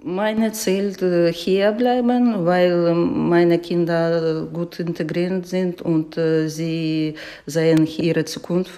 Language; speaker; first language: German; non-native, learner; Ukrainian